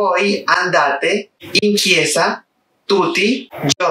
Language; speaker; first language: Italian; non-native, learner; Spanish